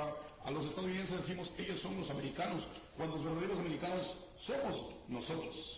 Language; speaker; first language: Spanish; native; Spanish